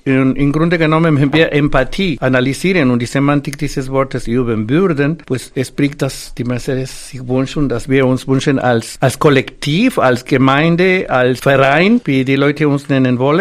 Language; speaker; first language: German; non-native, fluent; Spanish